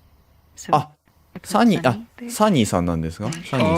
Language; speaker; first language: Japanese; native; Japanese